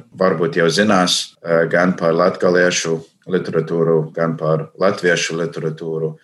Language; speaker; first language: Latvian; non-native, fluent; English